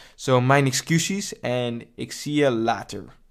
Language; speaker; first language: Dutch; non-native, learner; English